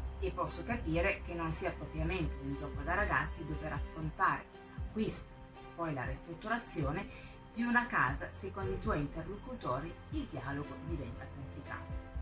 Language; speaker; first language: Italian; non-native, fluent; French